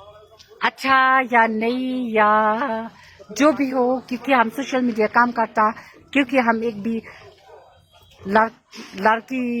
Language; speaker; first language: Hindi; non-native, local second language; Khasi